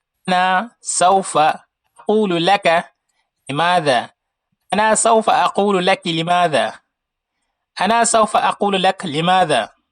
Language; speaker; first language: Arabic; non-native, fluent; Wolof